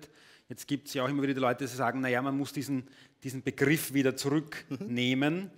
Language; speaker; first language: German; native; German